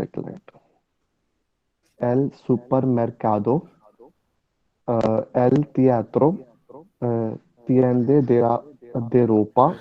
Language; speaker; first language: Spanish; non-native, learner; Hindi